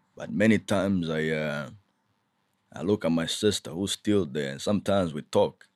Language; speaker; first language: English; non-native, local second language; Kinyarwanda